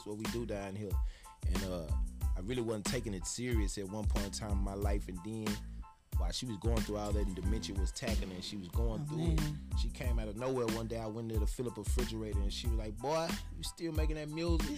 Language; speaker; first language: English; native; English